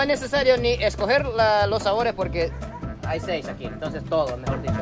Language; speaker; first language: Spanish; non-native, fluent; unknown